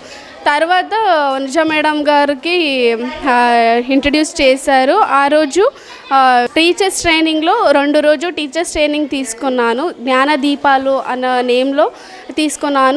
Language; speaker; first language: Telugu; non-native, learner; Kannada